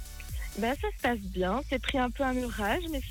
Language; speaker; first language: French; native; French